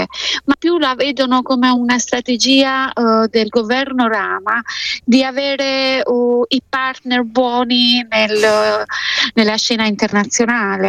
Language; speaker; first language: Italian; non-native, fluent; Albanian